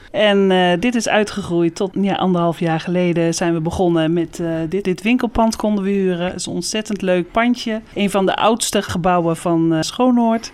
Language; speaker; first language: Dutch; native; Dutch